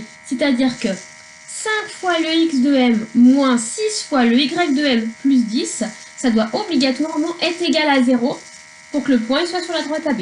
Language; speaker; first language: French; native; French